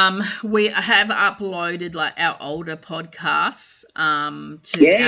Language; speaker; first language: English; native; English